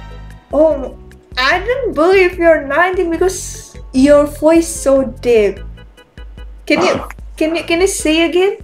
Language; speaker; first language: English; non-native, learner; Indonesian